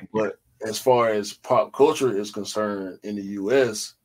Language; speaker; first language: English; native; English